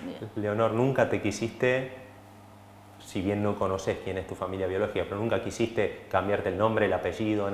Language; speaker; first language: Spanish; native; Spanish